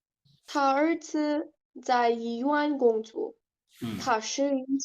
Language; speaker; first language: Chinese; non-native, learner; Urdu